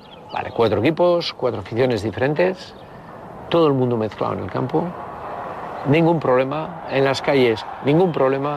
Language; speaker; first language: Spanish; native; Spanish